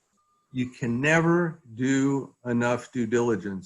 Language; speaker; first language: English; native; English